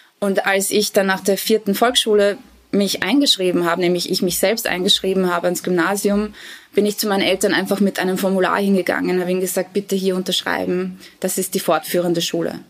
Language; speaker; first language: German; early bilingual, other home language; Bosnian